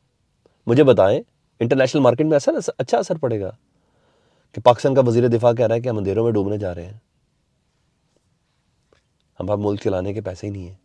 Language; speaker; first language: Urdu; native; Urdu